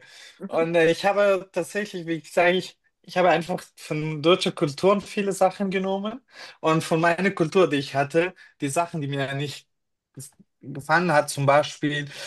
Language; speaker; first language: German; non-native, fluent; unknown